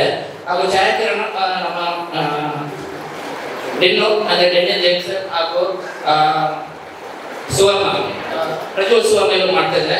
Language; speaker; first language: Kannada; non-native, local second language; Konkani